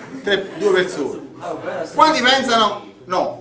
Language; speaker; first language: Italian; native; Italian